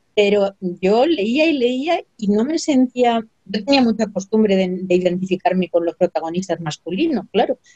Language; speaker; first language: Spanish; native; Spanish